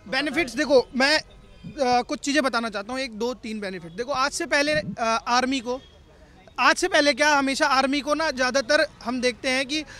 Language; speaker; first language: Hindi; native; Hindi